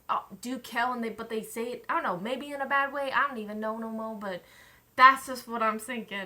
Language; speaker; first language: English; native; English